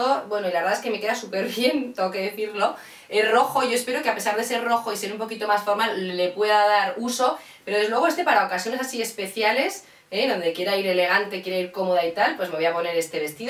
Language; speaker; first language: Spanish; native; Spanish